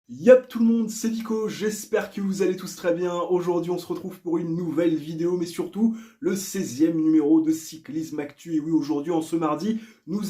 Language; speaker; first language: French; native; French